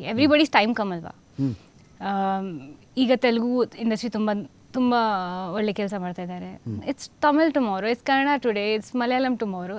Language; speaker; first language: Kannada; non-native, fluent; Hindi